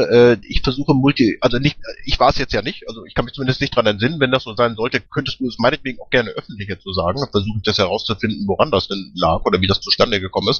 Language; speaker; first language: German; native; German